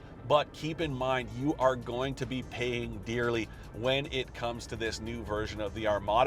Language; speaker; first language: English; native; English